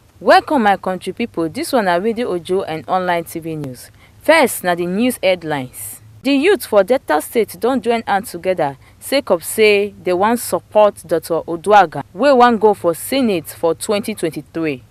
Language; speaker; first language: Nigerian Pidgin; native; Nigerian Pidgin